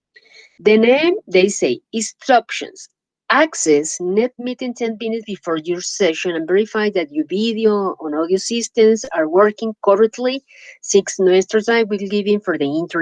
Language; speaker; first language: English; non-native, fluent; Spanish